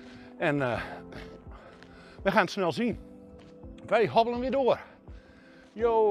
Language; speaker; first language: Dutch; native; Dutch